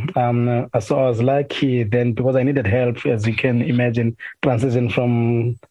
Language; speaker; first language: English; non-native, local second language; Xhosa